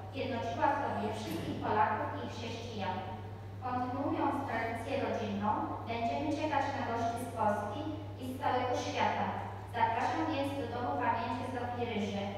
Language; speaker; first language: Polish; early bilingual, heritage; Polish